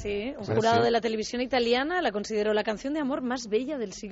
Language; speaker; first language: Spanish; native; Spanish